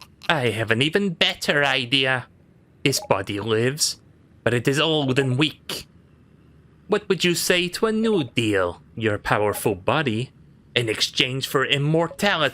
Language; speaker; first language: English; native; English